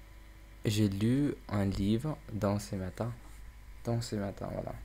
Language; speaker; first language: French; non-native, learner; English